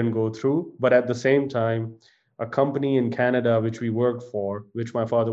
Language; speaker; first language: English; non-native, local second language; Punjabi